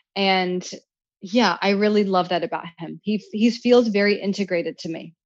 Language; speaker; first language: English; native; English